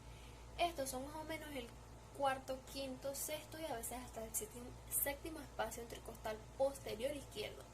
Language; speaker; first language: Spanish; native; Spanish